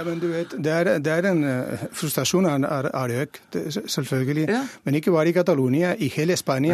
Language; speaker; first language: Norwegian; non-native, fluent; Catalan